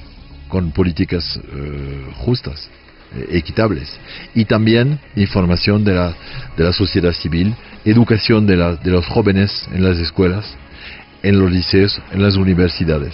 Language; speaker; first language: Spanish; non-native, fluent; French